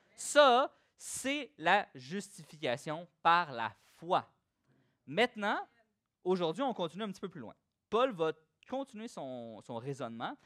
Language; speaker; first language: French; native; French